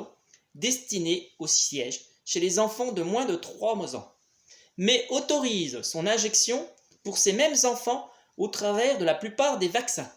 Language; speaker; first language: French; native; French